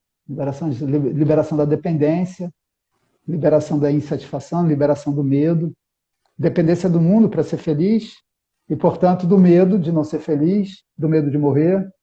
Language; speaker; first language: Portuguese; native; Portuguese